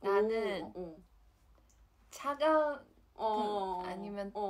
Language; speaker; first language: Korean; non-native, fluent; Chinese